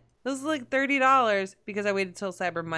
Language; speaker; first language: English; native; English